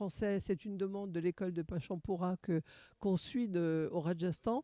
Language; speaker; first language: French; native; French